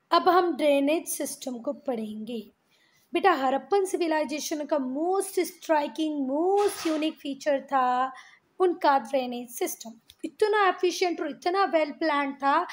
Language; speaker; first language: Hindi; native; Hindi